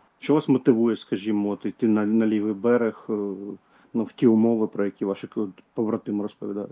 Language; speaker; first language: Ukrainian; native; Ukrainian